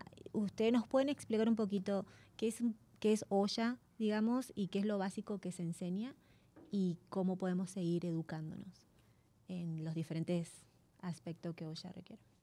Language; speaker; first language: Spanish; native; Spanish